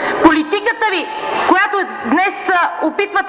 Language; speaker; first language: Bulgarian; native; Bulgarian